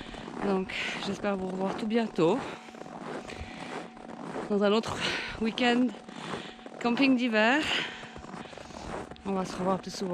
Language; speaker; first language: French; native; French